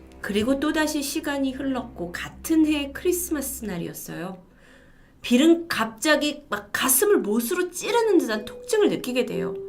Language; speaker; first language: Korean; native; Korean